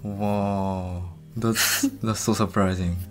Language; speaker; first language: English; non-native, fluent; Japanese